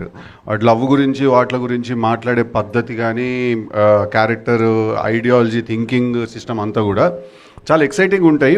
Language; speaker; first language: Telugu; native; Telugu